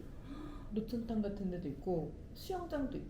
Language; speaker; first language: Korean; native; Korean